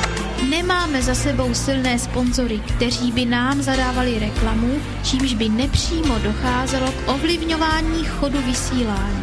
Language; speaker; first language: Czech; native; Czech